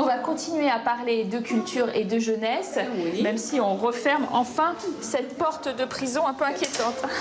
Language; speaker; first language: French; native; French